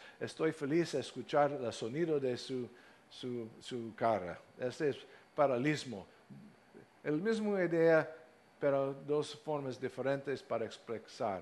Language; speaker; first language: Spanish; non-native, fluent; English